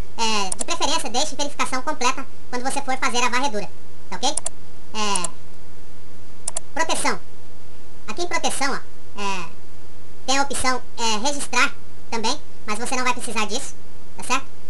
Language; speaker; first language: Portuguese; native; Portuguese